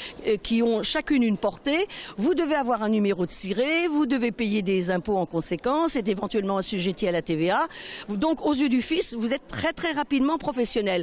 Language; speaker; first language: French; native; French